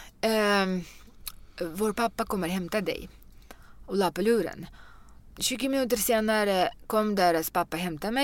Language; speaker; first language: Swedish; non-native, fluent; Russian